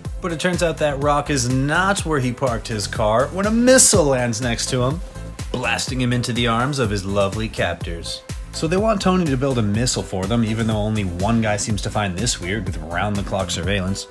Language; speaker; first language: English; native; English